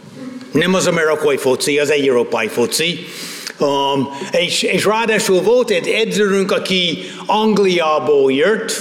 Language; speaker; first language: Hungarian; non-native, fluent; English